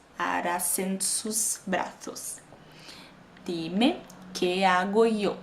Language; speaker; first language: Spanish; non-native, fluent; Portuguese